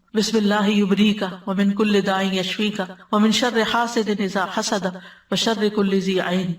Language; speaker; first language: Urdu; native; Urdu